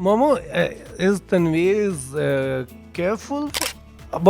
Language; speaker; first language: English; non-native, local second language; Urdu